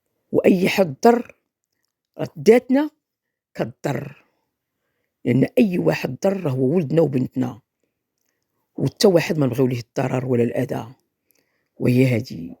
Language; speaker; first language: Arabic; native; Arabic